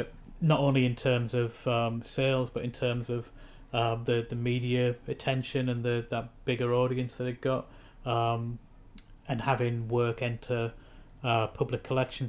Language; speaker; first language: English; native; English